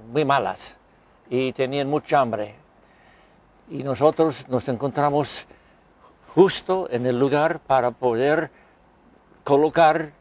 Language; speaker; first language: Spanish; non-native, fluent; English